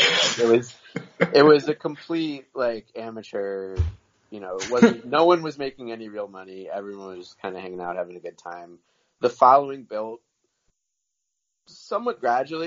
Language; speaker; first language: English; native; English